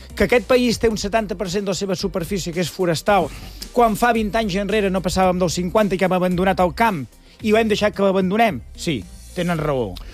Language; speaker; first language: Catalan; native; Catalan